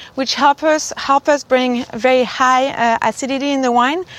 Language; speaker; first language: English; non-native, fluent; French